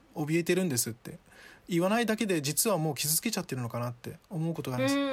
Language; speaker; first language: Japanese; early bilingual, other home language; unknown